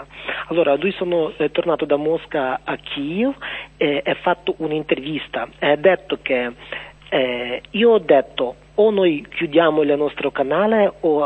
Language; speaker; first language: Italian; non-native, learner; Ukrainian